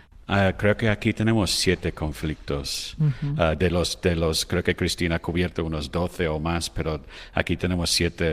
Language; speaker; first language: Spanish; non-native, fluent; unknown